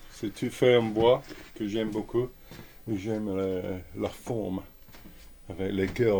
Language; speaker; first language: French; non-native, fluent; English